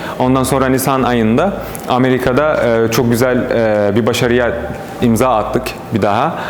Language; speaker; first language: Turkish; non-native, fluent; Arabic